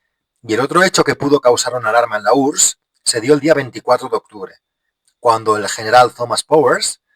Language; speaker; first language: Spanish; native; Spanish